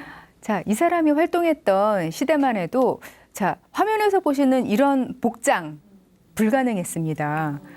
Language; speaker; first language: Korean; native; Korean